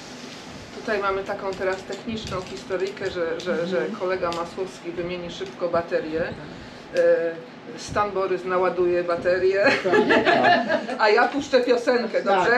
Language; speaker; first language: Polish; native; Polish